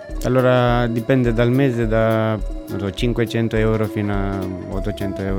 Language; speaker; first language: Italian; non-native, fluent; Romanian